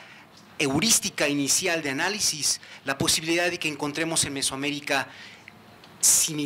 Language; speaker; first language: Spanish; native; Spanish